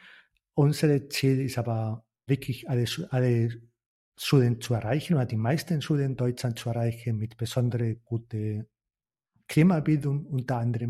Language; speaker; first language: German; non-native, fluent; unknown